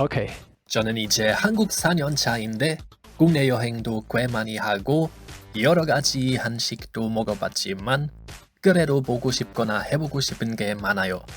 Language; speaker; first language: Korean; non-native, fluent; German